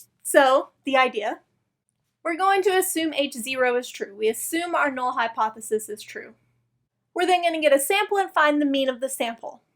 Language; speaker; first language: English; native; English